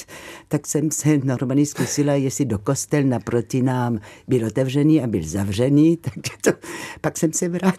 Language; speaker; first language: Czech; non-native, fluent; French